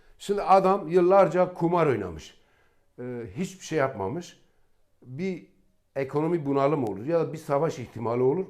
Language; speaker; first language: Turkish; native; Turkish